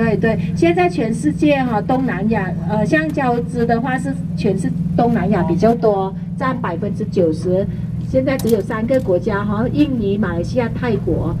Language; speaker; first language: Chinese; non-native, fluent; Thai